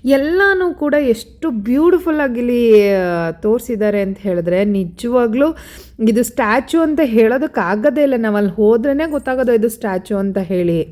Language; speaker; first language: Kannada; native; Kannada